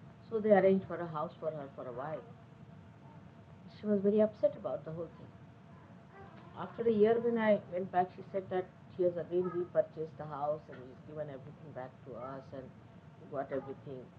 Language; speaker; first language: English; non-native, local second language; Marathi